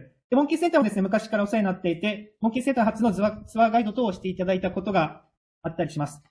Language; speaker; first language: Japanese; native; Japanese